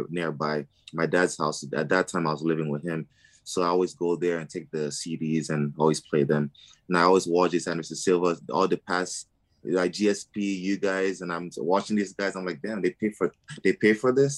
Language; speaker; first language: English; non-native, local second language; Igbo